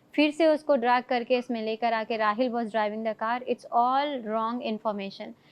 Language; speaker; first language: Hindi; non-native, local second language; Telugu